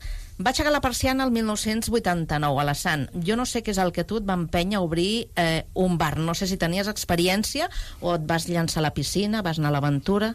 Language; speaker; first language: Catalan; native; Catalan